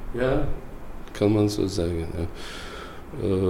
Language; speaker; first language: German; non-native, learner; Chechen